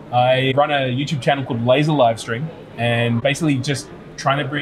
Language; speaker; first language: English; native; English